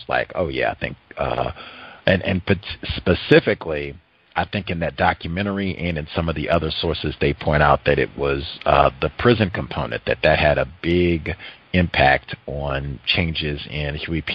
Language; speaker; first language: English; native; English